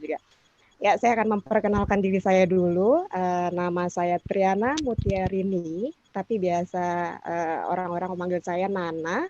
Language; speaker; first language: Indonesian; native; Indonesian